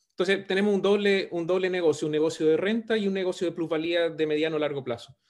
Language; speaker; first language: Spanish; native; Spanish